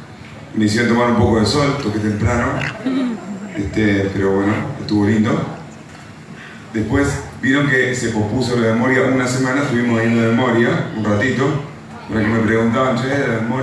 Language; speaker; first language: Spanish; native; Spanish